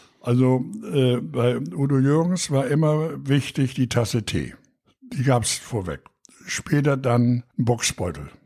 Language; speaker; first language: German; native; German